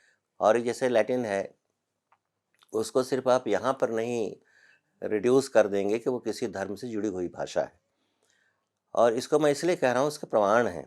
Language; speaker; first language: Hindi; native; Hindi